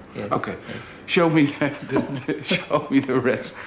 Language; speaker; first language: English; non-native, learner; Dutch